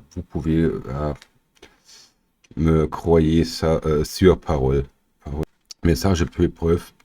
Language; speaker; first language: French; non-native, learner; German